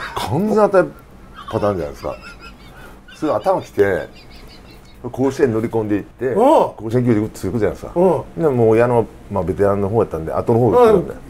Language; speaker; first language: Japanese; native; Japanese